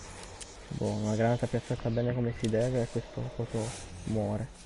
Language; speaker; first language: Italian; native; Italian